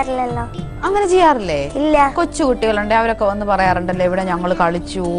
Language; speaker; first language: Malayalam; native; Malayalam